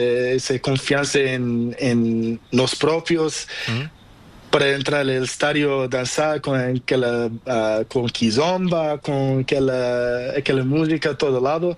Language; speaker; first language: Spanish; non-native, learner; Portuguese